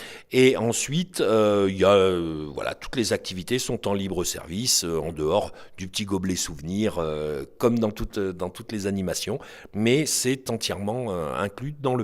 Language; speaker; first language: French; native; French